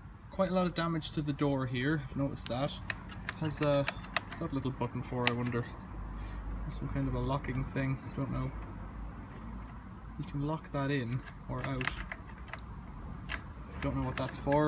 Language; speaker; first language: English; native; English